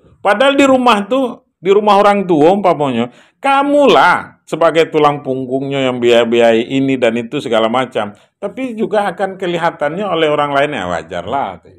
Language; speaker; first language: Indonesian; non-native, local second language; Minangkabau